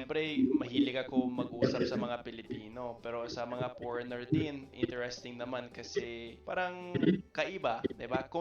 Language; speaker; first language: Filipino; non-native, fluent; English